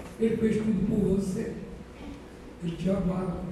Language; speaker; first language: Portuguese; native; Portuguese